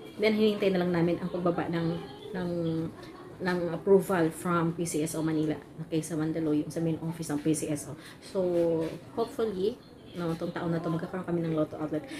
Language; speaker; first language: Filipino; non-native, local second language; Cebuano